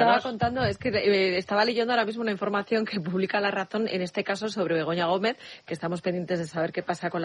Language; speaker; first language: Spanish; native; Spanish